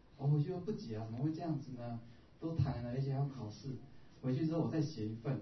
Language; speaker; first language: Chinese; native; Chinese